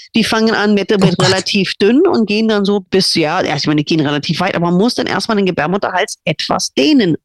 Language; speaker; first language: German; non-native, fluent; English